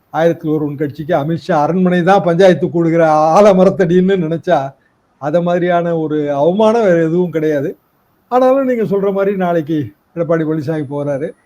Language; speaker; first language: Tamil; native; Tamil